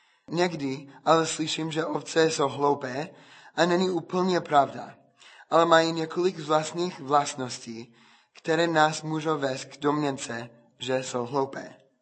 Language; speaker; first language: Czech; non-native, fluent; English